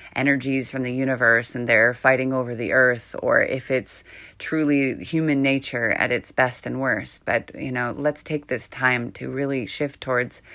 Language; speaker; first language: English; native; English